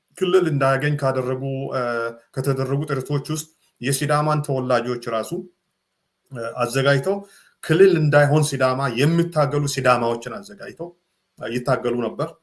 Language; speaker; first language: Amharic; non-native, local second language; Sidamo